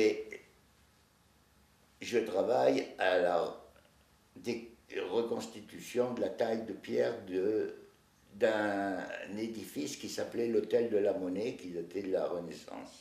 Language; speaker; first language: French; native; French